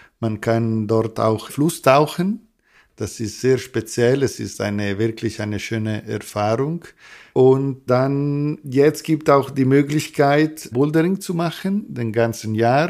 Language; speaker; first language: German; non-native, local second language; Italian